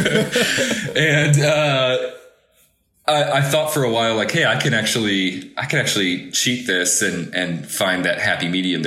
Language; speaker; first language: English; native; English